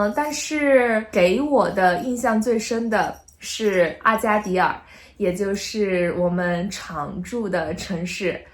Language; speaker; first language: Chinese; native; Chinese